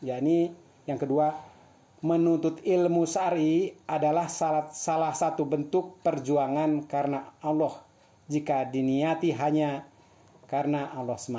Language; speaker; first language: Indonesian; native; Indonesian